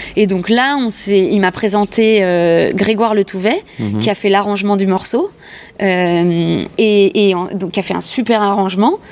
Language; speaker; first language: French; native; French